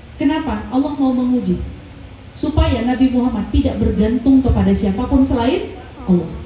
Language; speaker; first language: Indonesian; native; Indonesian